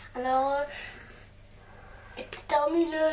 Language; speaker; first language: French; native; French